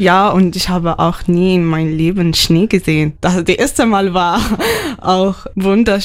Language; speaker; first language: German; non-native, learner; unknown